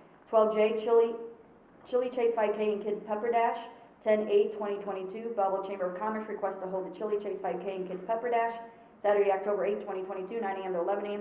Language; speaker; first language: English; native; English